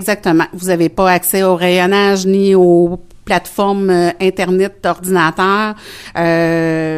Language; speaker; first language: French; native; French